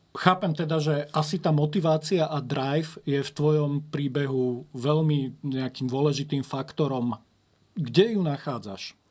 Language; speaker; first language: Slovak; native; Slovak